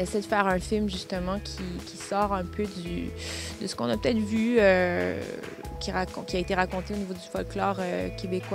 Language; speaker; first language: French; native; French